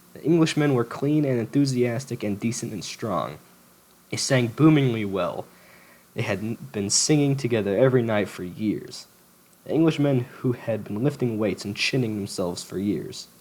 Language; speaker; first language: English; native; English